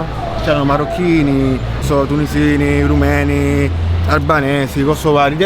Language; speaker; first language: Italian; native; Italian